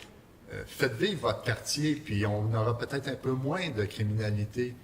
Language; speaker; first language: French; native; French